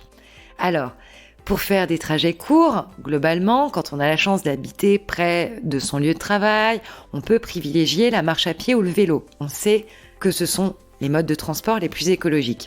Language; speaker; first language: French; native; French